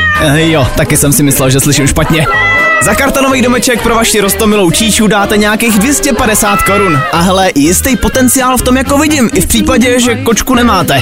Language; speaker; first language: Czech; native; Czech